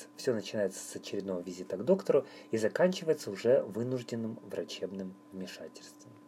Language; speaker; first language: Russian; native; Russian